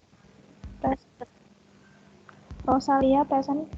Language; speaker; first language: English; non-native, fluent; Indonesian